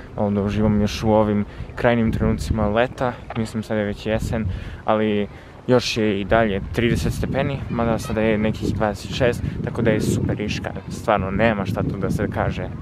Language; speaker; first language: Serbian; early bilingual, heritage; Serbian